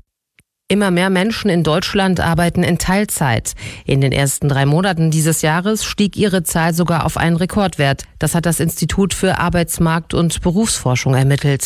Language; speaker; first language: German; native; German